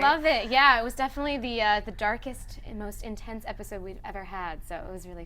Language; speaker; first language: English; native; English